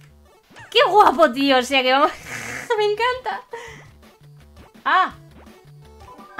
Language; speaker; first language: Spanish; native; Spanish